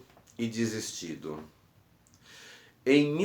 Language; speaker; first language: Portuguese; native; Portuguese